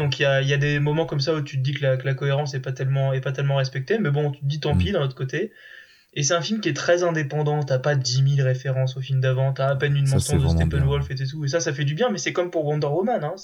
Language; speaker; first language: French; native; French